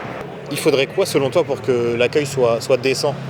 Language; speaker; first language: French; native; French